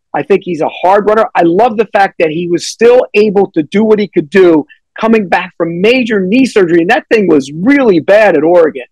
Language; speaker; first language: English; native; English